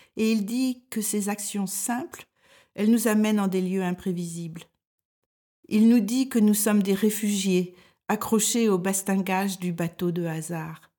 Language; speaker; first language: French; native; French